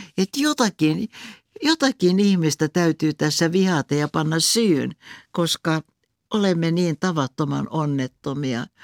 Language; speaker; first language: Finnish; non-native, local second language; Swedish